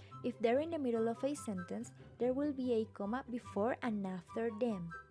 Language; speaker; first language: English; non-native, learner; Spanish